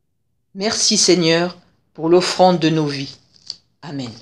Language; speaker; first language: French; native; French